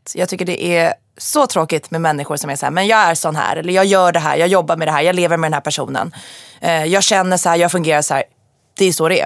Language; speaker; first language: Swedish; native; Swedish